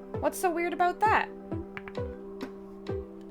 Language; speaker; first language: English; native; English